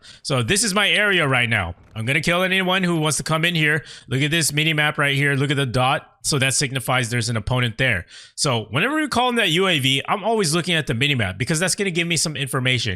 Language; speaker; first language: English; native; English